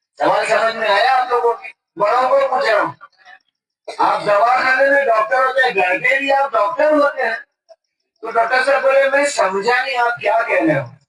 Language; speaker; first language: Urdu; native; Urdu